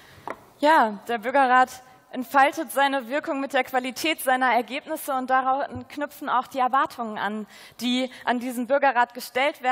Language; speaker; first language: German; native; German